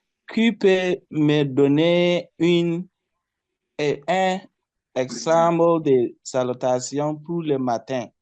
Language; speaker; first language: French; non-native, learner; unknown